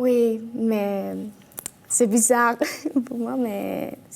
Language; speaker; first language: French; non-native, learner; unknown